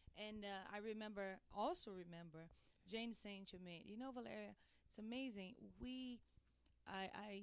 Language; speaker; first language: English; non-native, learner; Portuguese